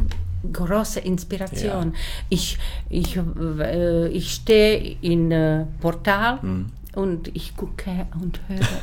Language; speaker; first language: German; non-native, learner; Czech